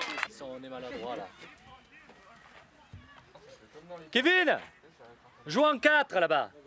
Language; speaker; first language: French; early bilingual, other home language; Korean